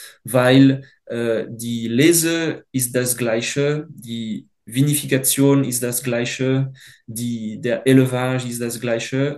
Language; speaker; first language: German; non-native, fluent; French